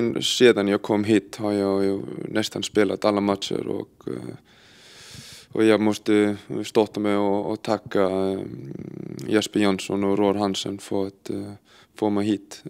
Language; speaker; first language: Swedish; non-native, fluent; Icelandic